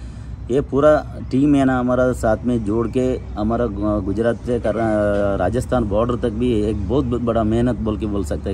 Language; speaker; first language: Hindi; non-native, local second language; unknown